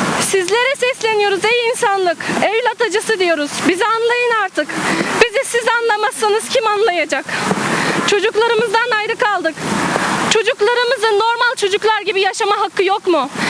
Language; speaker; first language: Turkish; non-native, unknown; Uyghur